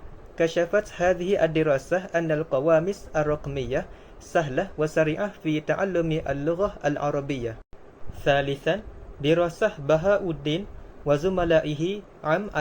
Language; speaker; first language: Arabic; non-native, learner; Malay